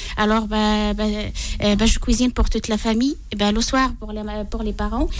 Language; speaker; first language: French; non-native, local second language; Arabic